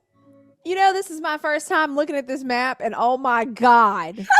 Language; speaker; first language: English; native; English